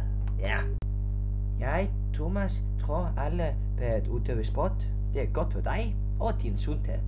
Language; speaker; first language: Danish; non-native, learner; Icelandic